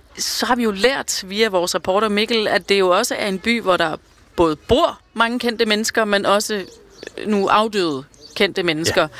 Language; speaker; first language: Danish; native; Danish